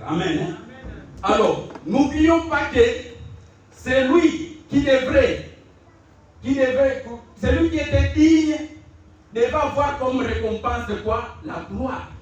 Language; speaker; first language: French; non-native, local second language; Lingala